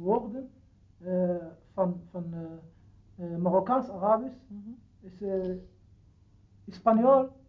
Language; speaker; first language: Dutch; non-native, learner; Arabic